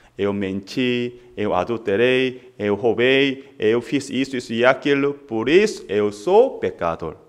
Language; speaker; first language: Portuguese; non-native, fluent; Korean